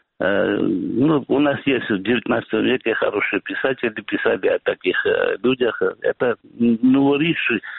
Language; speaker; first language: Russian; non-native, local second language; Georgian